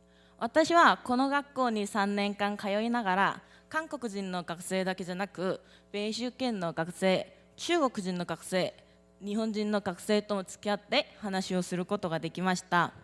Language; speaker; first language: Japanese; non-native, learner; Korean